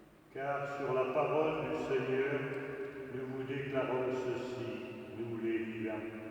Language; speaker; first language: French; native; French